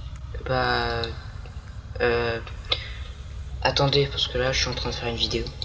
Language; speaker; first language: French; native; French